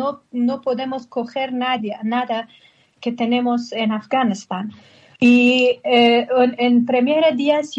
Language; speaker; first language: Spanish; non-native, learner; Persian